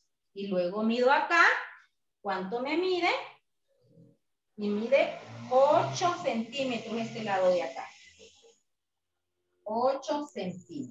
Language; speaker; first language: Spanish; native; Spanish